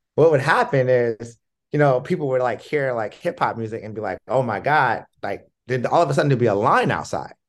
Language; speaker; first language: English; native; English